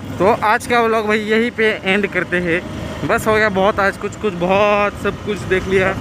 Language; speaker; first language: Hindi; non-native, local second language; Marathi